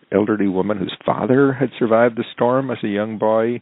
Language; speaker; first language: English; native; English